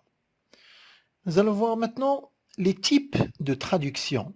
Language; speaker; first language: French; non-native, local second language; Arabic